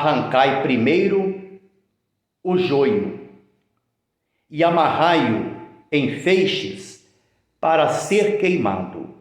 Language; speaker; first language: Portuguese; native; Portuguese